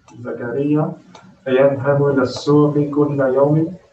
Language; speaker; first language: Arabic; non-native, learner; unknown